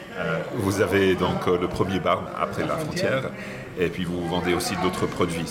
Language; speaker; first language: French; non-native, fluent; English